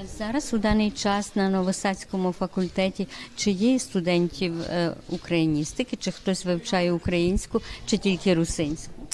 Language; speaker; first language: Ukrainian; early bilingual, heritage; Ukrainian